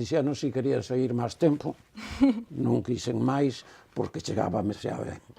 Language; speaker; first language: Galician; non-native, local second language; Spanish